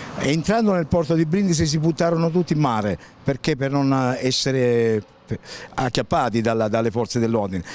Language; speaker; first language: Italian; native; Italian